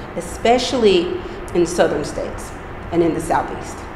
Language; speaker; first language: English; native; English